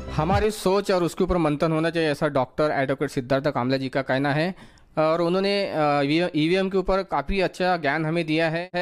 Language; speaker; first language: Hindi; non-native, local second language; Marathi